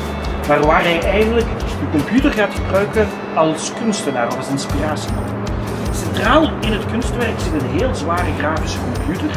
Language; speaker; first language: Dutch; native; Dutch